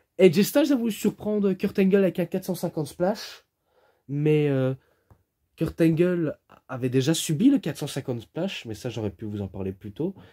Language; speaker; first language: French; native; French